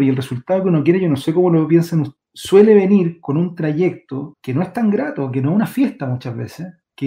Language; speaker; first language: Spanish; native; Spanish